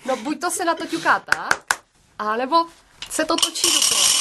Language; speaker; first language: Czech; native; Czech